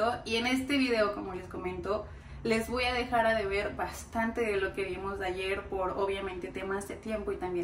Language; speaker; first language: Spanish; native; Spanish